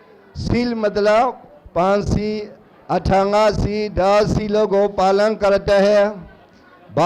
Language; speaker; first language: Hindi; non-native, learner; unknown